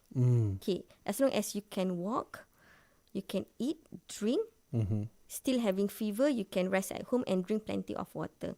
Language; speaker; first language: English; non-native, local second language; Malay